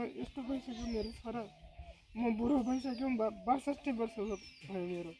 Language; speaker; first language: Nepali; non-native, local second language; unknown